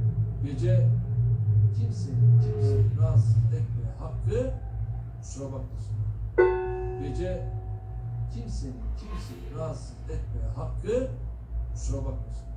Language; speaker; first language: Turkish; native; Turkish